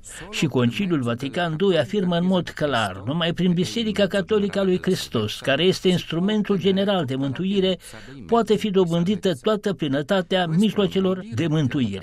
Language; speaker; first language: Romanian; native; Romanian